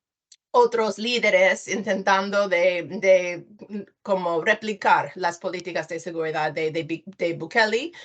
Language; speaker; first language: Spanish; non-native, fluent; English